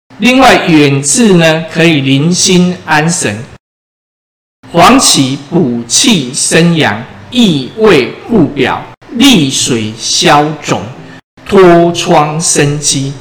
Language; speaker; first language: Chinese; native; Chinese